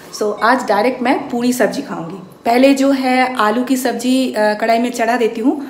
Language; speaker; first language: Hindi; native; Hindi